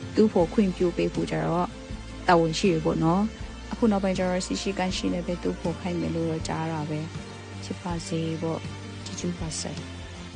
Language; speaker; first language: Burmese; non-native, local second language; Kachin